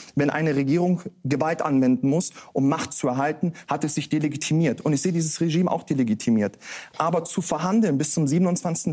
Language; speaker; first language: German; native; German